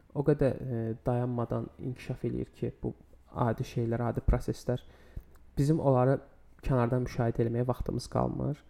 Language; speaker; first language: Azerbaijani; native; Azerbaijani